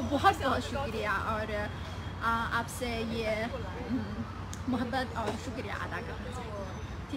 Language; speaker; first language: Hindi; non-native, learner; Chinese